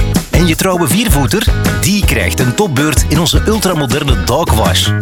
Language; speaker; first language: Dutch; native; Dutch